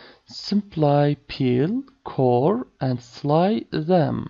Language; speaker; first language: English; non-native, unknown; Turkish